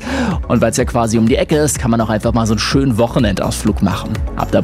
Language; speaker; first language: German; native; German